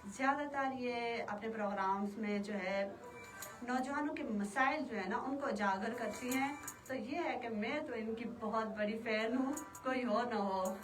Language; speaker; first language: Urdu; non-native, local second language; Kashmiri